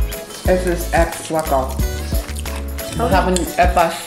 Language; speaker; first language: German; non-native, fluent; English